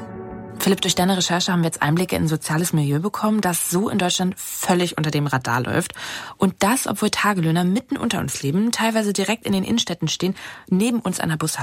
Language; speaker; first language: German; native; German